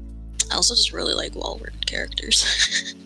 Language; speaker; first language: English; native; English